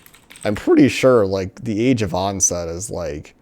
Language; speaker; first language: English; native; English